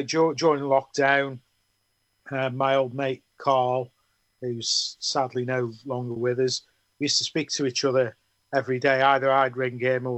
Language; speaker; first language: English; native; English